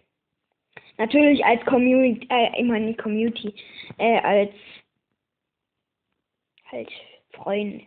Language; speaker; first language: German; native; German